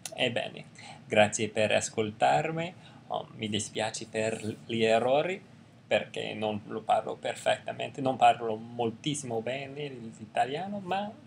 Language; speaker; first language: Italian; non-native, learner; English